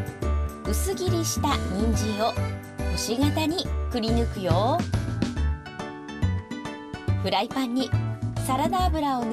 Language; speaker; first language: Japanese; native; Japanese